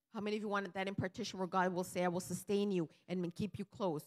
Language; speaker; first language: English; early bilingual, other home language; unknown